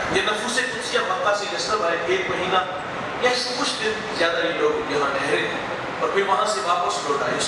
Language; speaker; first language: Urdu; non-native, local second language; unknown